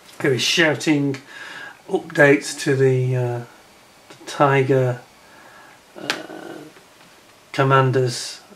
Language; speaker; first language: English; native; English